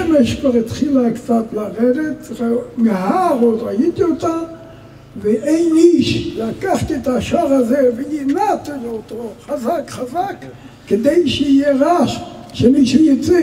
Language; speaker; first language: Hebrew; non-native, fluent; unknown